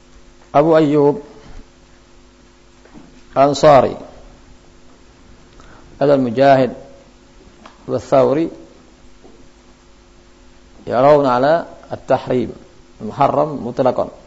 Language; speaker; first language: Arabic; non-native, fluent; Indonesian